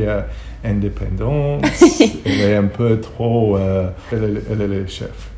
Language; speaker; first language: French; non-native, learner; Hebrew